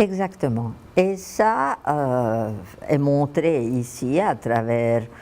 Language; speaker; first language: French; non-native, fluent; Italian